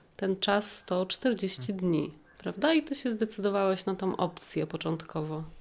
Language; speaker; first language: Polish; native; Polish